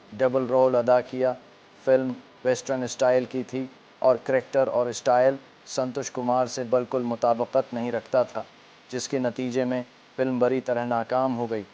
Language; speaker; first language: Urdu; native; Urdu